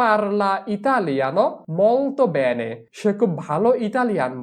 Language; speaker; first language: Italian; non-native, fluent; Bangla